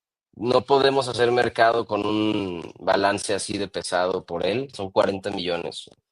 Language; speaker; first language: Spanish; native; Spanish